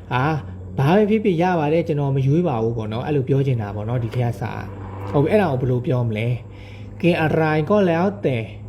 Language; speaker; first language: Burmese; native; Burmese